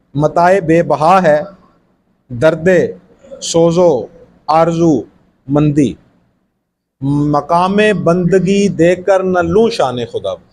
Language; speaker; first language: Urdu; non-native, local second language; Punjabi